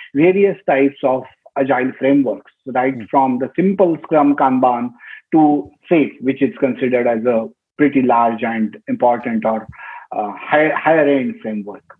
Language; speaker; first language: English; non-native, local second language; Marathi